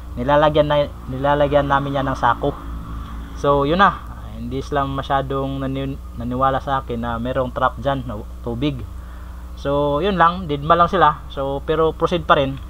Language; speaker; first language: Filipino; non-native, local second language; Cebuano